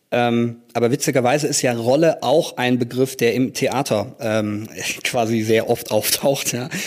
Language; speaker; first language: German; native; German